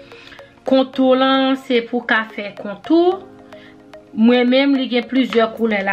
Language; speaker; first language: French; non-native, learner; Haitian Creole